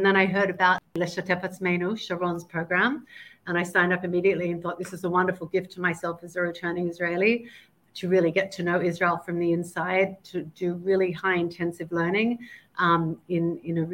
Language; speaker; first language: English; native; English